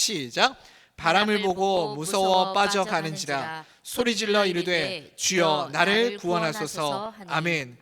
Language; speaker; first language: Korean; native; Korean